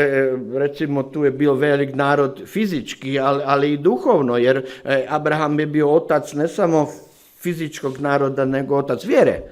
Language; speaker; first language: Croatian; non-native, fluent; Slovak